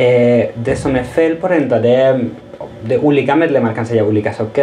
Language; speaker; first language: Swedish; non-native, fluent; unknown